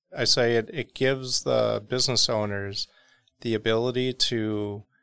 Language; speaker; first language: English; native; English